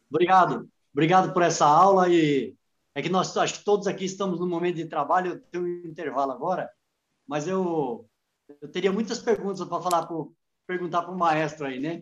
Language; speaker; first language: Portuguese; native; Portuguese